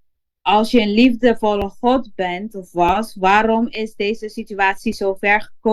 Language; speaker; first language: Dutch; non-native, local second language; Papiamento